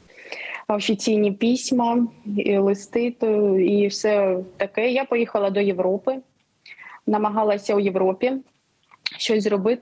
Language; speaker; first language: Ukrainian; non-native, local second language; Russian